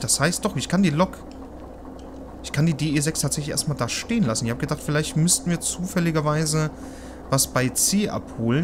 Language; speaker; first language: German; native; German